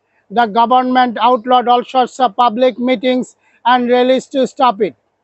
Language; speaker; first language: English; non-native, local second language; Bangla